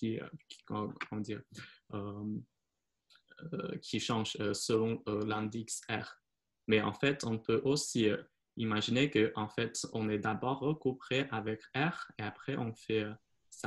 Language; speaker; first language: French; non-native, fluent; Chinese